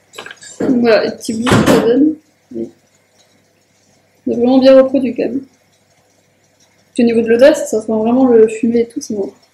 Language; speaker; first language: French; native; French